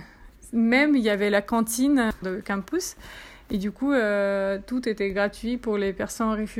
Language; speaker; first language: French; non-native, fluent; Russian